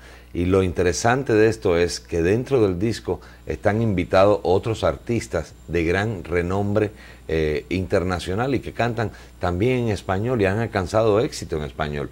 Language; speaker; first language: Spanish; native; Spanish